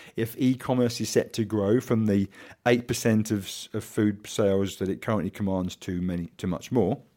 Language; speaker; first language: English; native; English